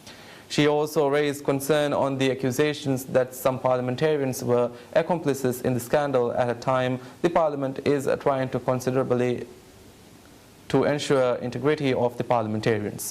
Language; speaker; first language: English; non-native, local second language; Divehi